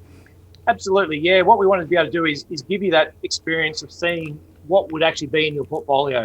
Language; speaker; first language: English; native; English